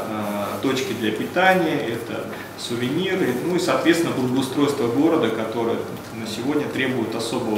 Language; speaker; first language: Russian; native; Russian